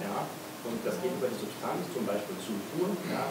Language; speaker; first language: German; native; German